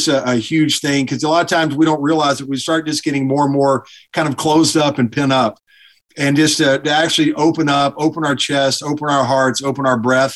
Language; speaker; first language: English; native; English